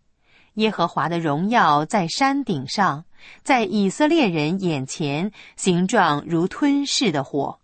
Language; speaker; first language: Chinese; native; Chinese